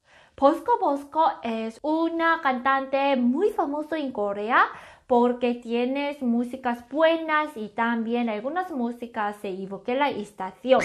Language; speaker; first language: Spanish; non-native, learner; Korean